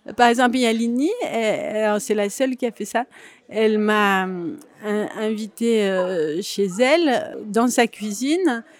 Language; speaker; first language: French; native; French